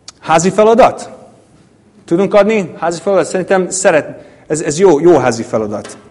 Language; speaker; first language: Hungarian; non-native, fluent; English